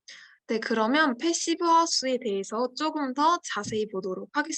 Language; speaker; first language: Korean; native; Korean